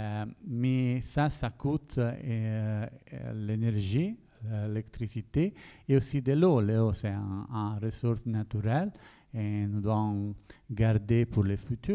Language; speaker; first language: French; non-native, learner; Italian